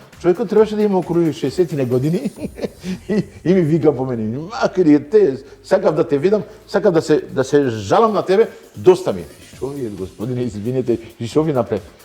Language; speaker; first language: Macedonian; non-native, fluent; Dutch